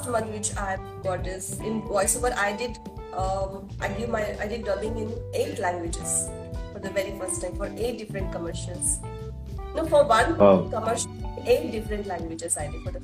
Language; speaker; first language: English; non-native, local second language; Telugu